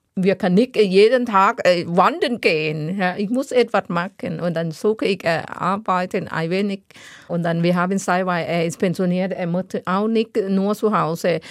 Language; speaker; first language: German; non-native, learner; Thai